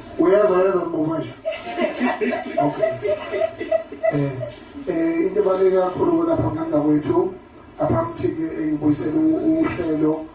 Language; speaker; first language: Zulu; native; Zulu